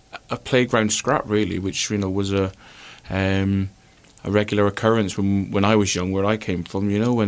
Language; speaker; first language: English; native; English